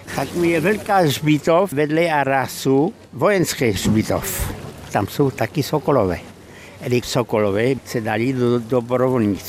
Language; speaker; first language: Czech; early bilingual, heritage; Czech